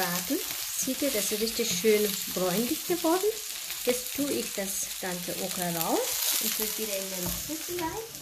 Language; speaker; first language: German; non-native, learner; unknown